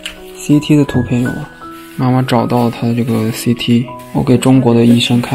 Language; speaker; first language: Chinese; native; Chinese